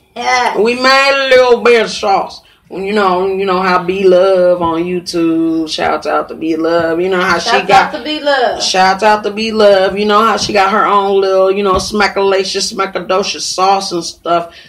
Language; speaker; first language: English; native; English